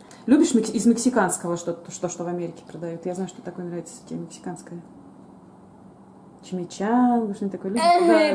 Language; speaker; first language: Russian; native; Russian